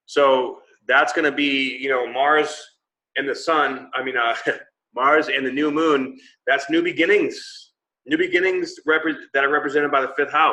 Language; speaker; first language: English; native; English